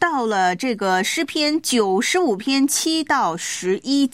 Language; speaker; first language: Chinese; native; Chinese